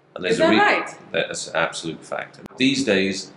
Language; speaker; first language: English; native; English